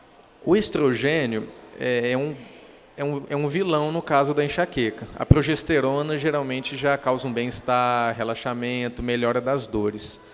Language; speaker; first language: Portuguese; native; Portuguese